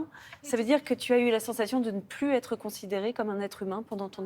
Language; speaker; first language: French; native; French